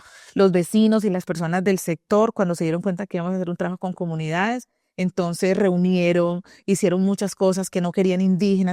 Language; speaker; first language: Spanish; native; Spanish